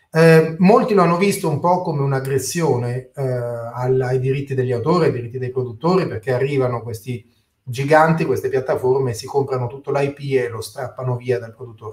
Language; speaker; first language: Italian; native; Italian